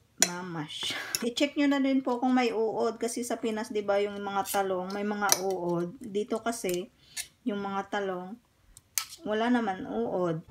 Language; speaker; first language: Filipino; non-native, local second language; Hiligaynon